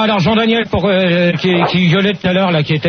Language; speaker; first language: French; native; French